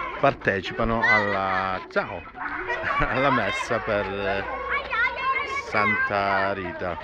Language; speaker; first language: Italian; native; Italian